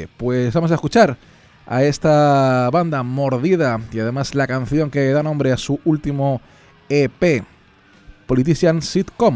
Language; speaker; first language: Spanish; native; Spanish